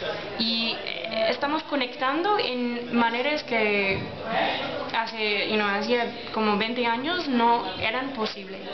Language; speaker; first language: Spanish; non-native, learner; English